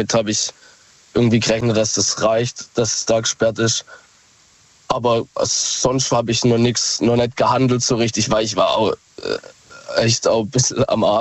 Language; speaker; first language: German; native; German